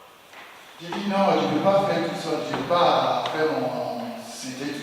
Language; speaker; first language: French; non-native, learner; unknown